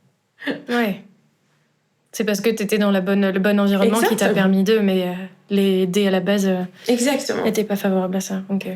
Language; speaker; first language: French; native; French